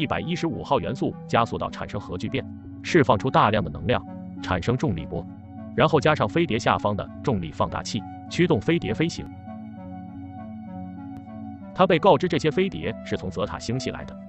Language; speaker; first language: Chinese; native; Chinese